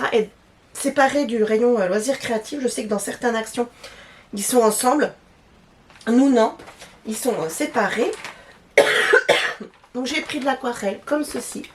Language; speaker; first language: French; native; French